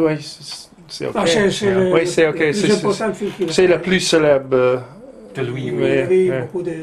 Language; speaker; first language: French; non-native, learner; English